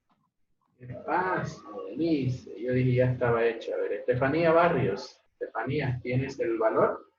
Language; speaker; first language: Spanish; native; Spanish